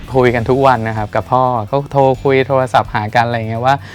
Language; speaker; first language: Thai; native; Thai